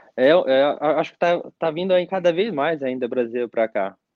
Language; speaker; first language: Portuguese; native; Portuguese